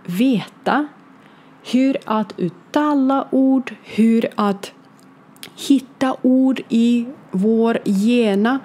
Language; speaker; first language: Swedish; non-native, learner; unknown